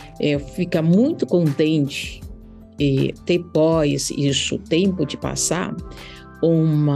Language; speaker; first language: Portuguese; non-native, learner; Chinese